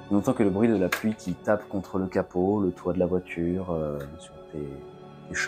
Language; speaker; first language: French; native; French